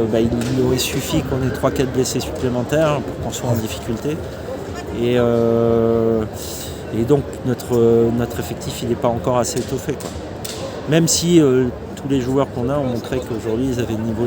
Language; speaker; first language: French; native; French